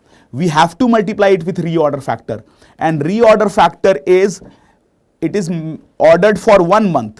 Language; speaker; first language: English; non-native, local second language; Hindi